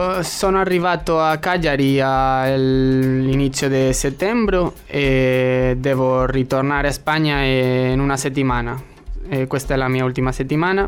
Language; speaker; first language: Italian; non-native, learner; Spanish